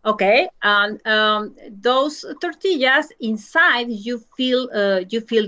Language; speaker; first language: English; non-native, learner; Spanish